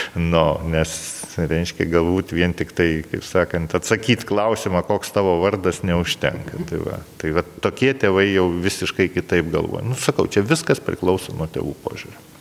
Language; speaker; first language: Lithuanian; native; Lithuanian